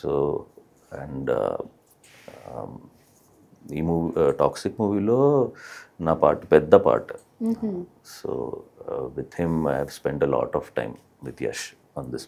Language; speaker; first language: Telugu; non-native, learner; Malayalam